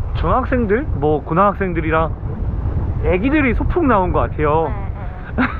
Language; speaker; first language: Korean; native; Korean